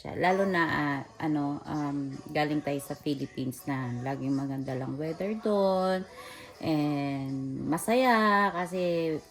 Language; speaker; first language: Filipino; non-native, local second language; Cebuano